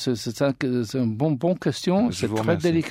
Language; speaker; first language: French; non-native, learner; English